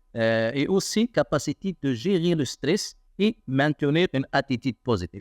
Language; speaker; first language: French; non-native, learner; Arabic